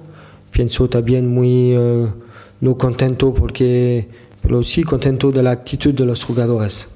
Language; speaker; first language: Spanish; non-native, fluent; French